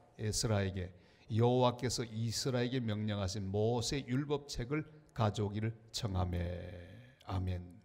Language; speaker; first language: Korean; native; Korean